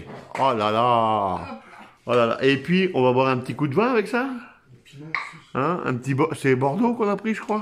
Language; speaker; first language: French; native; French